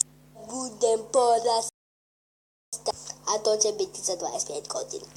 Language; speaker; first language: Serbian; early bilingual, heritage; Serbian